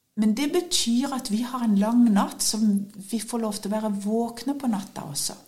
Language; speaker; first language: Norwegian; native; Norwegian